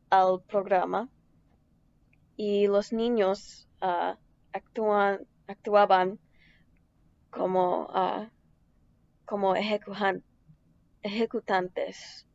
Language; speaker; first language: Spanish; non-native, learner; English